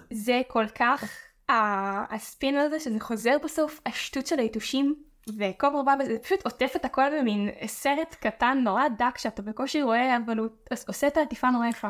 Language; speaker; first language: Hebrew; native; Hebrew